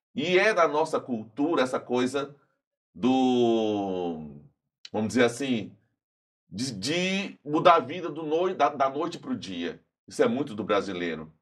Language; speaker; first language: Portuguese; native; Portuguese